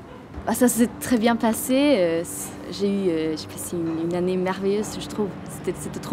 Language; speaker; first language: French; non-native, fluent; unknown